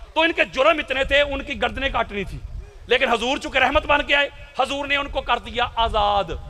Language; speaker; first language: Urdu; non-native, local second language; Punjabi